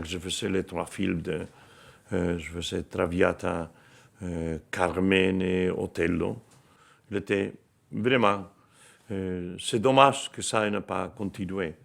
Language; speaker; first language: French; non-native, fluent; Spanish